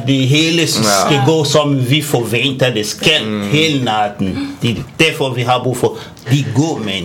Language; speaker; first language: Danish; non-native, fluent; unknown